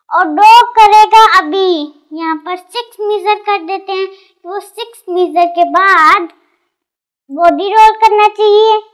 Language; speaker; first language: Hindi; non-native, local second language; Punjabi